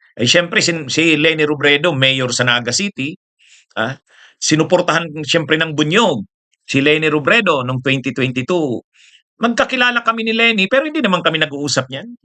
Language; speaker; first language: Filipino; non-native, local second language; Bikol